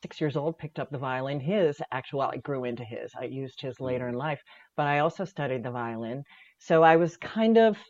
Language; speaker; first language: English; native; English